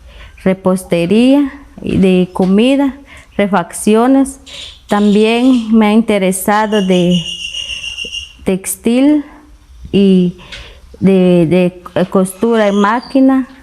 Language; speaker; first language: Spanish; non-native, local second language; Kaqchikel